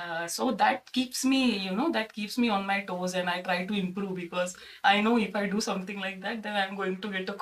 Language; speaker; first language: English; non-native, local second language; Marathi